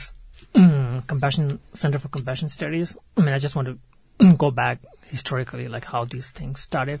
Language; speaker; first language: English; non-native, local second language; Tibetan